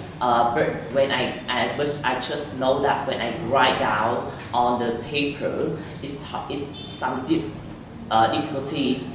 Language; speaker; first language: English; non-native, learner; Vietnamese